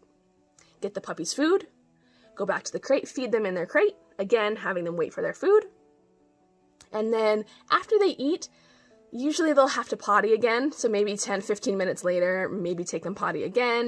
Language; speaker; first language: English; native; English